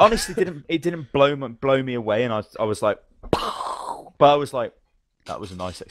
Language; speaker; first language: English; native; English